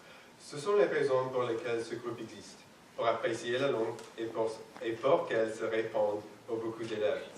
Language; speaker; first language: French; non-native, fluent; English